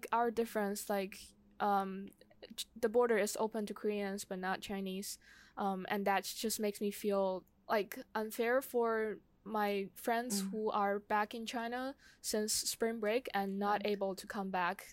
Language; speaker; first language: English; non-native, fluent; Chinese